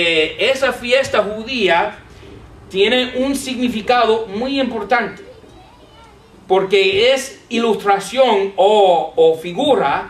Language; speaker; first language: Spanish; non-native, fluent; English